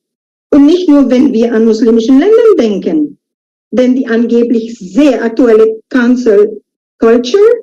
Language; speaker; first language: German; non-native, fluent; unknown